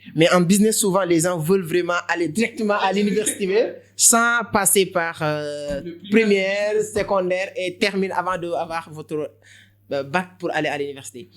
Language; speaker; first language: French; non-native, local second language; Wolof